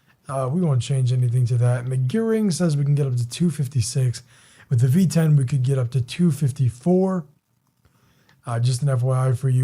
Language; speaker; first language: English; native; English